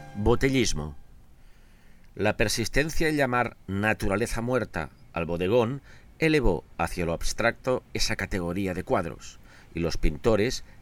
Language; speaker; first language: Spanish; non-native, local second language; Catalan